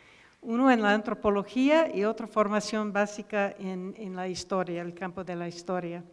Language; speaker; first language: Spanish; non-native, fluent; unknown